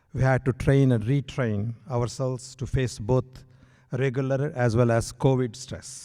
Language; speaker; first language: English; non-native, local second language; Telugu